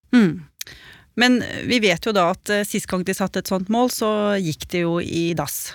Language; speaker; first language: Norwegian; native; Norwegian